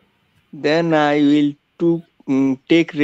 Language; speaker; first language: English; non-native, learner; Bangla